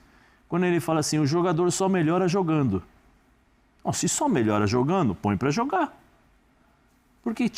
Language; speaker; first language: Portuguese; native; Portuguese